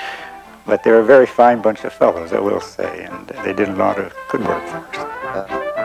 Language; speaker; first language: English; native; English